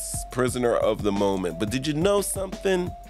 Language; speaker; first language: English; native; English